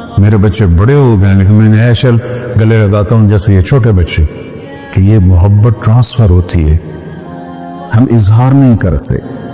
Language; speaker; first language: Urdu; non-native, local second language; Punjabi